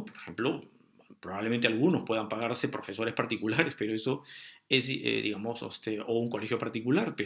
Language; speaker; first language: Spanish; native; Spanish